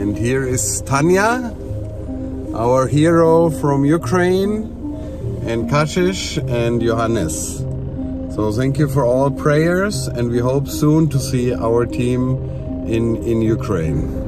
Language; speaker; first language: English; non-native, fluent; German